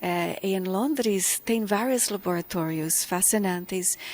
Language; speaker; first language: Portuguese; non-native, fluent; English